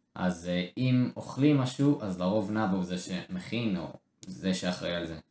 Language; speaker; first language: Hebrew; native; Hebrew